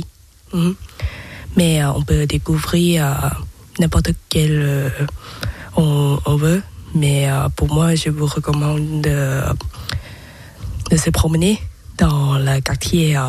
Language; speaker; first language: French; non-native, learner; Thai